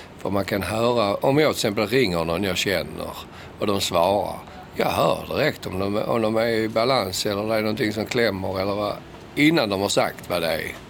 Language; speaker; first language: Swedish; native; Swedish